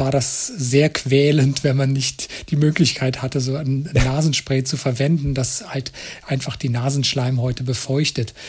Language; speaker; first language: German; native; German